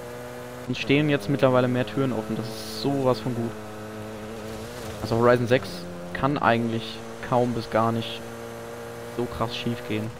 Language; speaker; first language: German; native; German